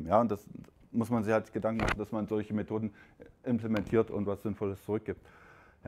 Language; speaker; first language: German; native; German